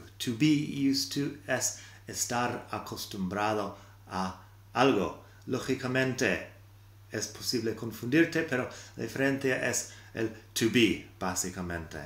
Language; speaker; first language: Spanish; non-native, fluent; English